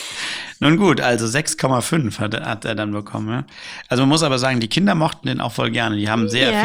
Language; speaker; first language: German; native; German